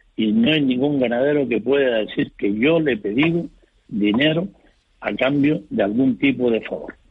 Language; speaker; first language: Spanish; native; Spanish